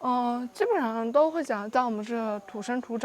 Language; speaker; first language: Chinese; native; Chinese